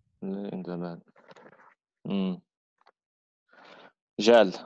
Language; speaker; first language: English; non-native, fluent; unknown